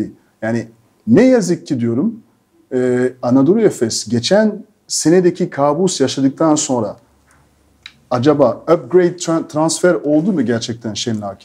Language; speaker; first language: Turkish; non-native, fluent; French